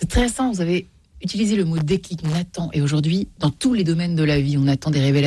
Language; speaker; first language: French; native; French